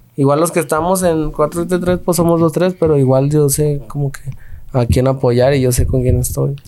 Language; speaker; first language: Spanish; native; Spanish